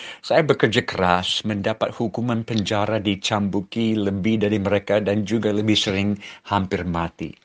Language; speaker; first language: Malay; non-native, fluent; English